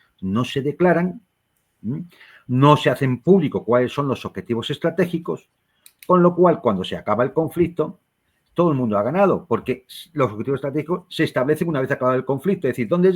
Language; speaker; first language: Spanish; native; Spanish